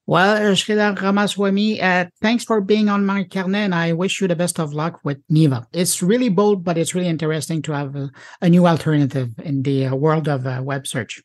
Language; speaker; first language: English; non-native, fluent; French